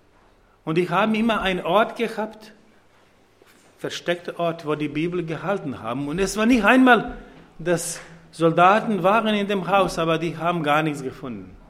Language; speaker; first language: German; non-native, fluent; Croatian